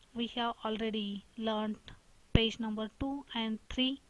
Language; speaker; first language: English; non-native, local second language; Marathi